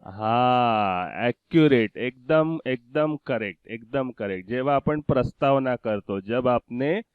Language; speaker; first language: Hindi; non-native, local second language; Marathi